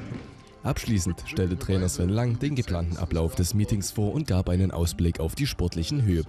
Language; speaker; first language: German; native; German